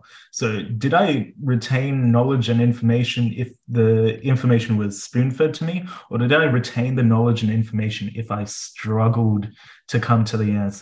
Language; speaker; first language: English; native; English